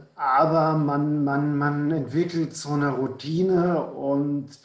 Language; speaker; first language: German; native; German